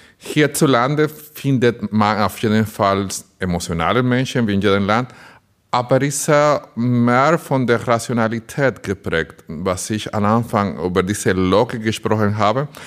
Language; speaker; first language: German; non-native, fluent; Spanish